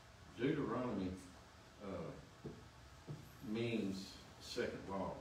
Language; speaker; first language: English; native; English